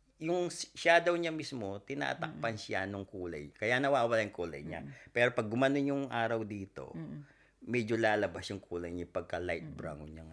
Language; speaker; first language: Filipino; non-native, local second language; Pampanga